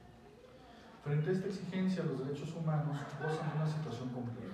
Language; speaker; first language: Spanish; native; Spanish